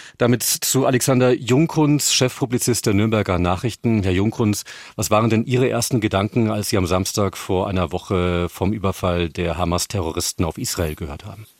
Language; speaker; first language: German; native; German